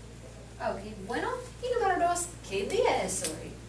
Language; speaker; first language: Spanish; non-native, learner; English